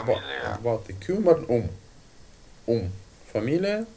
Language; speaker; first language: German; non-native, fluent; Ukrainian